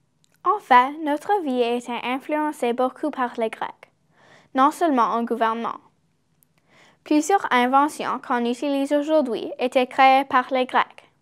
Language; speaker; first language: French; non-native, learner; English